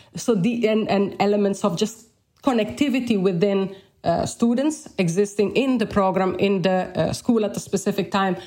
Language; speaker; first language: English; non-native, fluent; Italian